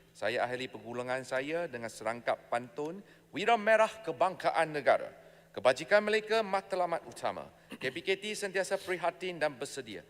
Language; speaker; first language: Malay; non-native, local second language; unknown